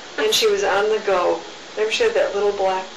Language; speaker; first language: English; native; English